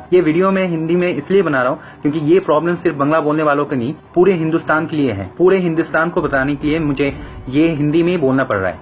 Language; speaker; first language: Hindi; non-native, fluent; Bangla